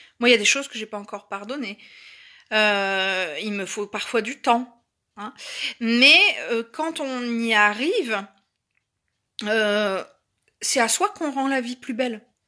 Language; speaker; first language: French; native; French